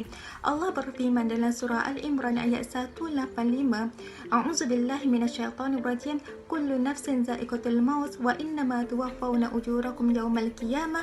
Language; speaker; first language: Malay; native; Malay